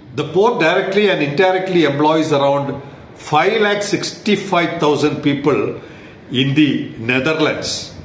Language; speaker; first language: English; non-native, local second language; Malayalam